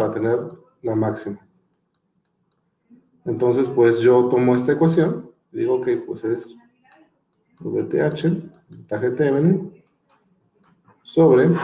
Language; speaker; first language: Spanish; native; Spanish